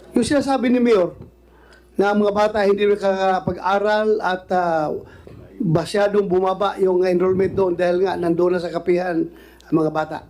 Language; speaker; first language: Filipino; non-native, local second language; Cebuano